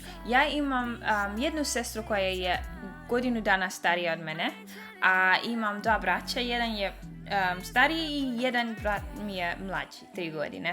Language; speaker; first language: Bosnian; early bilingual, heritage; Dutch